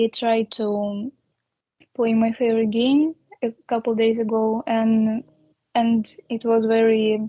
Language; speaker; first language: English; non-native, learner; Russian